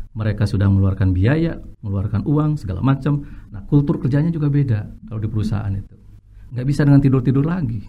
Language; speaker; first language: Indonesian; native; Indonesian